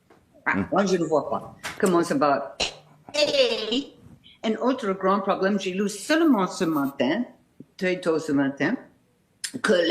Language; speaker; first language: French; non-native, fluent; English